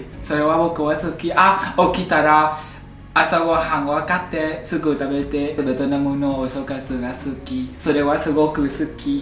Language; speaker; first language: Japanese; non-native, learner; Vietnamese